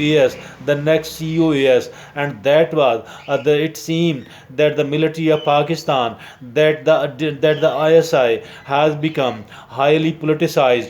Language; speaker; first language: English; non-native, local second language; Urdu